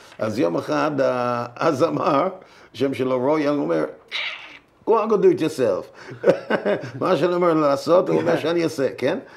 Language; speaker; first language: Hebrew; non-native, fluent; English